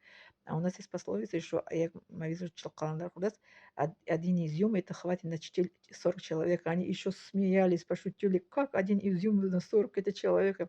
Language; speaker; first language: Russian; non-native, local second language; Tajik